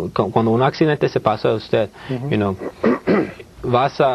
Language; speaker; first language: Spanish; early bilingual, heritage; Spanish